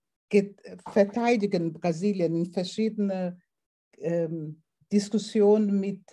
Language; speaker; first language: German; non-native, fluent; Portuguese